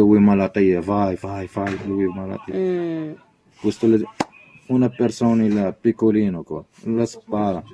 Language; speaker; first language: Italian; non-native, learner; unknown